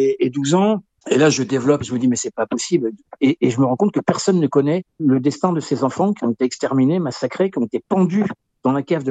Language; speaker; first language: French; native; French